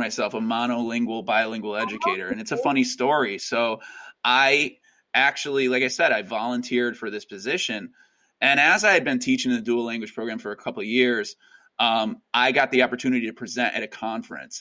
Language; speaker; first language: English; native; English